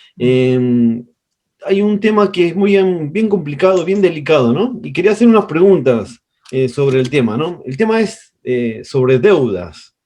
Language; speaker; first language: Spanish; native; Spanish